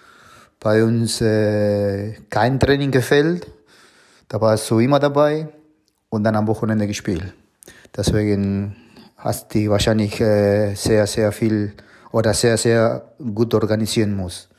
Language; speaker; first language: German; non-native, fluent; Spanish